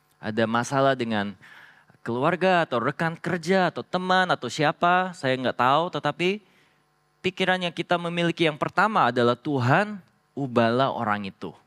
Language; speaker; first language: Indonesian; non-native, fluent; Korean